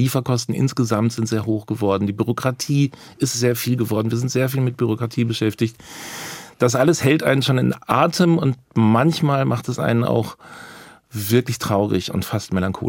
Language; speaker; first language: German; native; German